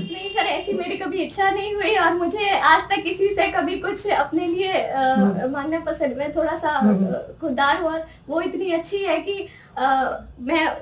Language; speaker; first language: Hindi; native; Hindi